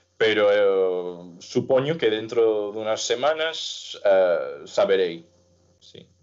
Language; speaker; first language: Galician; non-native, fluent; English